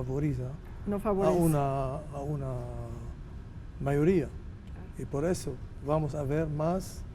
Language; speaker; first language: Spanish; non-native, fluent; Arabic